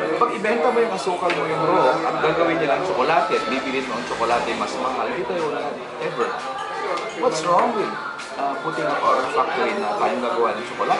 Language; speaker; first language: Filipino; non-native, local second language; Hiligaynon